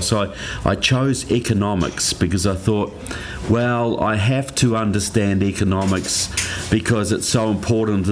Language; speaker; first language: English; native; English